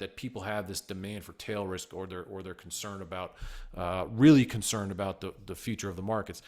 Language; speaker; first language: English; native; English